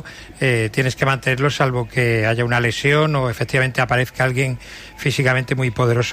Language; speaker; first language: Spanish; native; Spanish